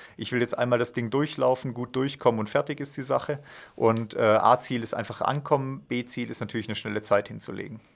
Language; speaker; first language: German; native; German